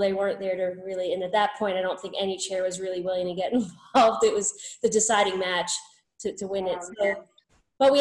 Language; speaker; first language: English; native; English